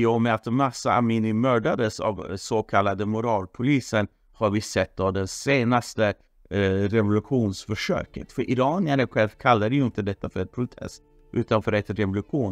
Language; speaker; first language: Swedish; non-native, fluent; Persian